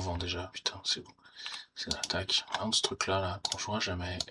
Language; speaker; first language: French; native; French